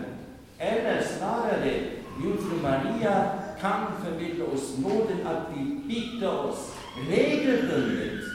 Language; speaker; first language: Swedish; non-native, fluent; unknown